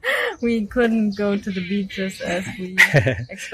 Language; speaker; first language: English; non-native, fluent; German